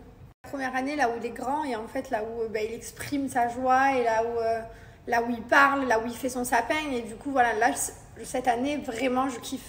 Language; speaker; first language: French; native; French